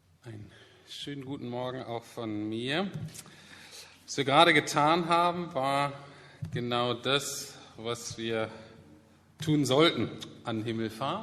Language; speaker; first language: German; native; German